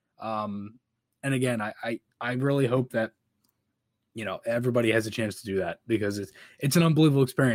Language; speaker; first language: English; native; English